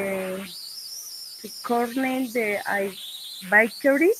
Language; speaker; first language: English; non-native, learner; Spanish